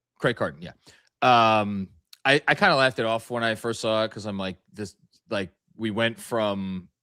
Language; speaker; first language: English; native; English